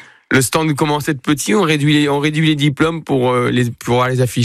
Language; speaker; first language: French; native; French